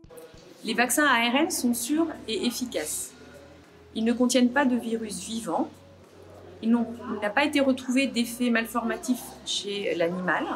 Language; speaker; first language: French; native; French